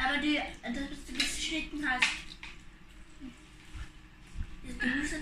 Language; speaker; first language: German; early bilingual, other home language; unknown